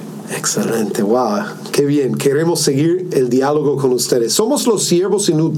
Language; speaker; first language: Spanish; non-native, fluent; English